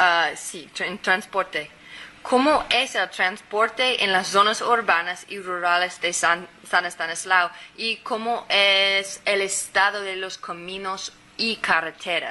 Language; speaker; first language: Spanish; non-native, fluent; English